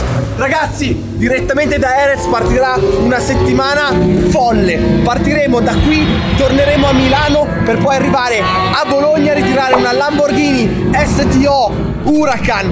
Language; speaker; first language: Italian; native; Italian